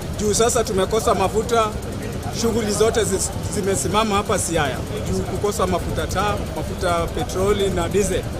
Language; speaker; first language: Swahili; non-native, local second language; Luo (Kenya and Tanzania)